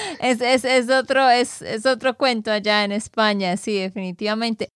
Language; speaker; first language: Spanish; native; Spanish